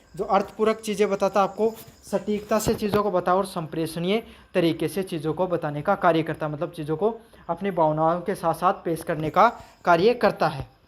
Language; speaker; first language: Hindi; native; Hindi